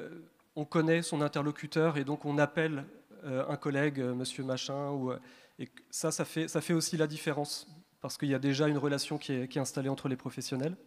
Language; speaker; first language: French; native; French